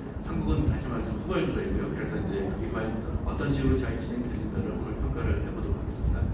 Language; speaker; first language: Korean; native; Korean